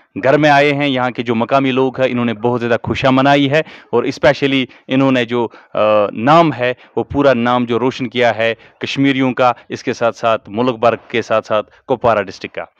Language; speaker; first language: Hindi; non-native, local second language; Kashmiri